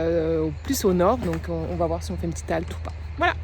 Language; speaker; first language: French; native; French